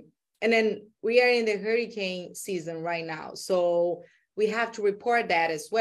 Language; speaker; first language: English; non-native, fluent; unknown